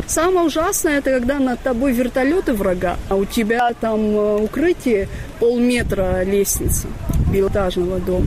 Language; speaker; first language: Russian; non-native, local second language; Abkhazian